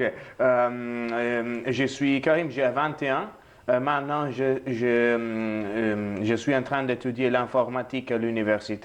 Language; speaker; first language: French; non-native, learner; Italian